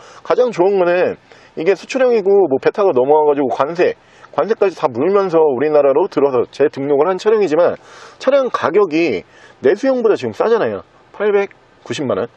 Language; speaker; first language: Korean; native; Korean